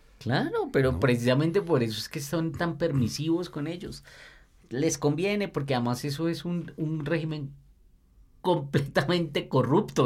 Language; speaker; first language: Spanish; native; Spanish